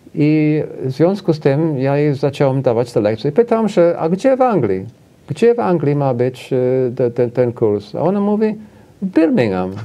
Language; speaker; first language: Polish; non-native, fluent; English